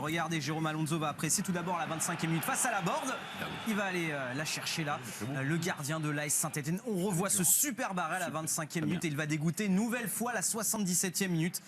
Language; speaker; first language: French; native; French